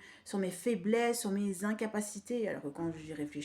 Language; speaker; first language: French; native; French